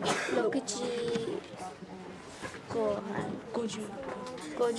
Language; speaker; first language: Japanese; non-native, learner; English